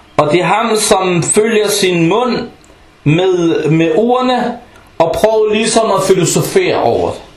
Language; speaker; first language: Danish; non-native, fluent; Arabic